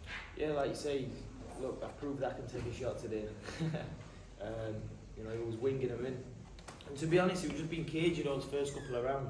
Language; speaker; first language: English; native; English